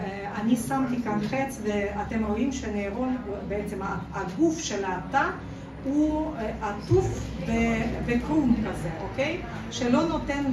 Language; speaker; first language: Hebrew; non-native, fluent; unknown